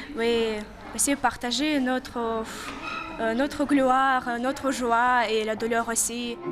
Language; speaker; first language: French; non-native, fluent; Ukrainian